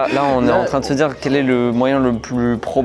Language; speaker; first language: French; native; French